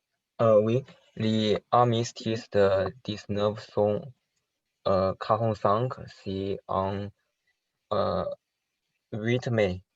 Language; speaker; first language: French; non-native, learner; Chinese